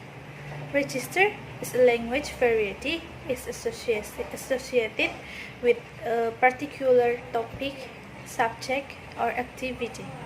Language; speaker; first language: English; non-native, learner; Indonesian